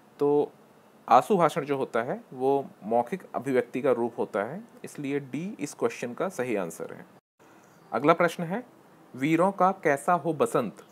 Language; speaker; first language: Hindi; native; Hindi